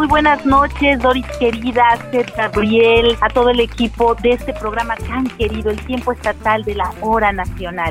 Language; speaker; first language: Spanish; native; Spanish